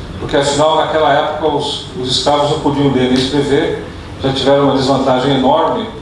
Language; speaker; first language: Portuguese; early bilingual, other home language; Dutch